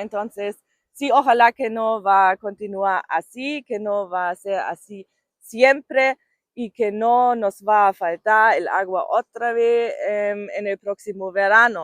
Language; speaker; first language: Spanish; non-native, fluent; German